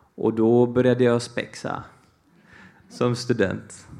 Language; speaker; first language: Swedish; early bilingual, other home language; Portuguese